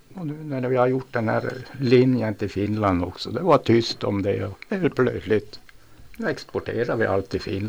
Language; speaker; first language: Swedish; native; Swedish